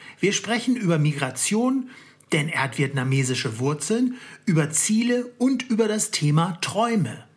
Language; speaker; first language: German; native; German